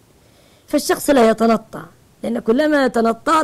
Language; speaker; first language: Arabic; native; Arabic